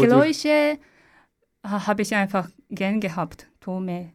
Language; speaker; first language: German; non-native, learner; Japanese